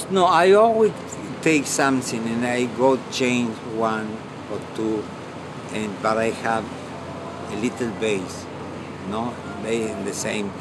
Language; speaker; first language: English; non-native, fluent; Spanish